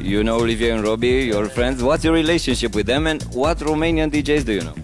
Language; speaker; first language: English; non-native, fluent; Romanian